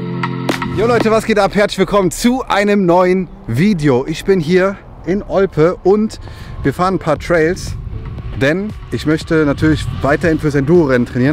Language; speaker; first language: German; native; German